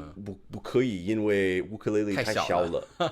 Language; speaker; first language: Chinese; non-native, fluent; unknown